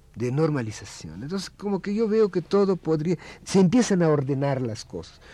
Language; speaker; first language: Spanish; non-native, fluent; Russian